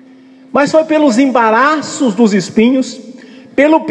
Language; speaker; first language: Portuguese; native; Portuguese